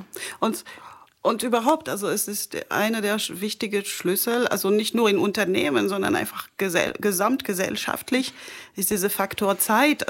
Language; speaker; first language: German; non-native, fluent; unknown